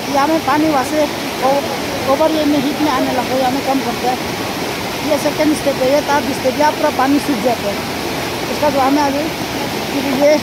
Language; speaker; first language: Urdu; non-native, local second language; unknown